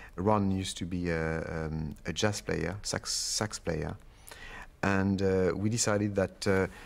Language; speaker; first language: English; non-native, fluent; French